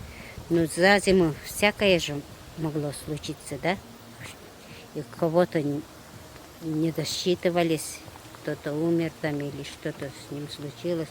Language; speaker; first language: Russian; non-native, local second language; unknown